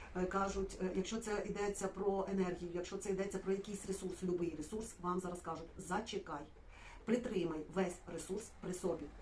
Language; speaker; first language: Ukrainian; non-native, local second language; Russian